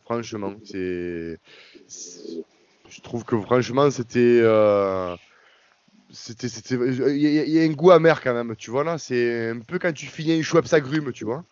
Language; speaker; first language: French; native; French